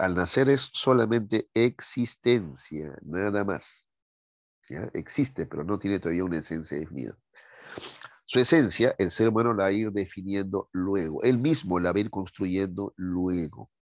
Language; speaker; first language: Spanish; native; Spanish